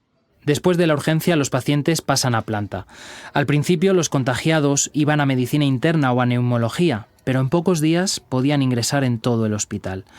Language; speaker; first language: Spanish; native; Spanish